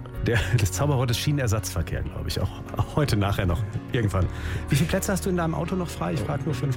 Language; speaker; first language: German; native; German